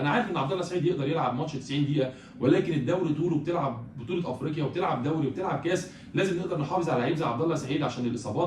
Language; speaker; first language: Arabic; native; Arabic